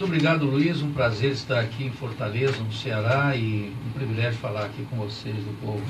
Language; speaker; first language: Portuguese; native; Portuguese